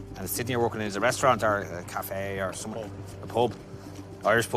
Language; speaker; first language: English; native; English